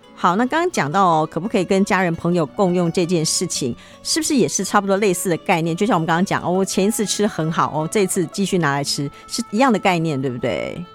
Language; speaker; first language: Chinese; native; Chinese